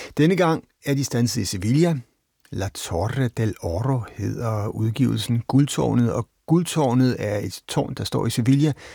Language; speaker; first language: Danish; native; Danish